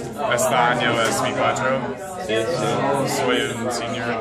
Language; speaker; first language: Spanish; non-native, learner; English